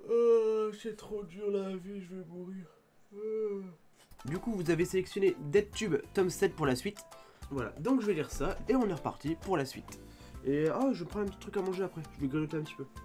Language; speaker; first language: French; native; French